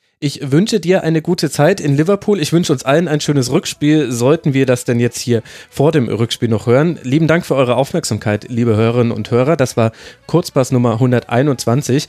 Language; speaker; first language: German; native; German